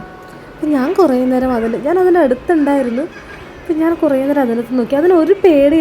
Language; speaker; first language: Malayalam; native; Malayalam